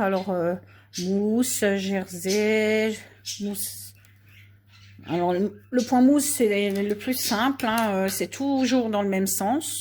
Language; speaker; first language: French; native; French